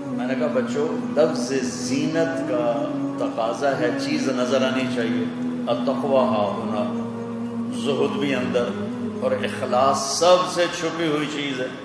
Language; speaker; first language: Urdu; non-native, local second language; Punjabi